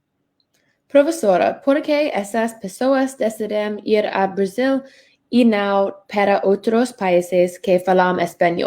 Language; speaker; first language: Portuguese; non-native, learner; English